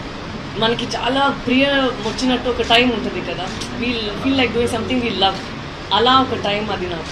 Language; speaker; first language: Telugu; non-native, learner; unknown